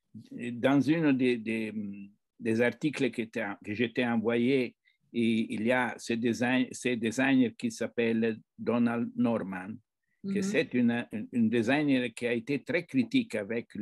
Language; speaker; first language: French; non-native, fluent; Italian